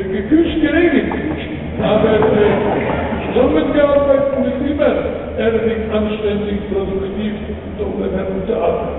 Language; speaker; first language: German; non-native, fluent; Polish